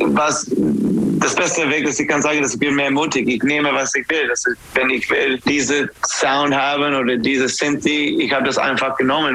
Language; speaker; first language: German; non-native, learner; English